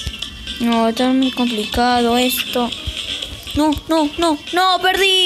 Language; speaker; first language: Spanish; native; Spanish